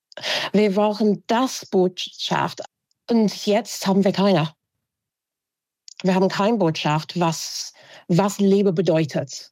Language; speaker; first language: German; non-native, fluent; English